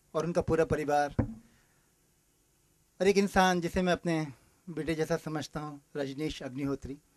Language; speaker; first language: Hindi; native; Hindi